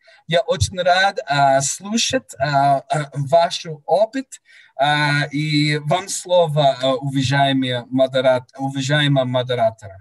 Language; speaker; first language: Russian; non-native, fluent; English